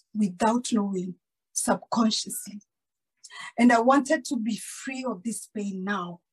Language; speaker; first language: English; non-native, local second language; Kikuyu